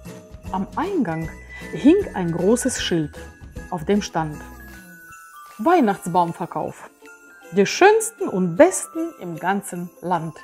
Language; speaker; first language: German; native; German